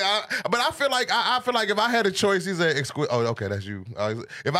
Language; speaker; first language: English; native; English